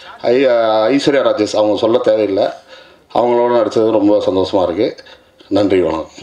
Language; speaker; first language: Tamil; native; Tamil